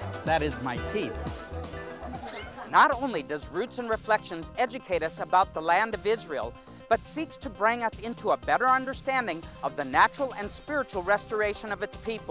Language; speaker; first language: English; native; English